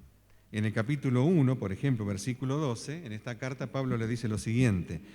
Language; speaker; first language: Spanish; native; Spanish